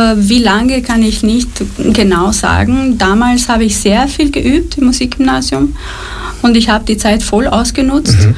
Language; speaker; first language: German; non-native, fluent; Romanian